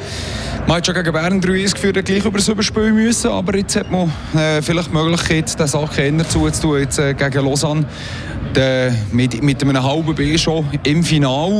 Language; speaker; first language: German; native; German